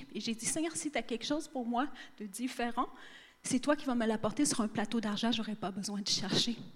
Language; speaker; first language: French; native; French